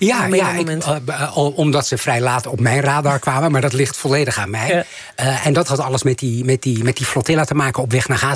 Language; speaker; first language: Dutch; native; Dutch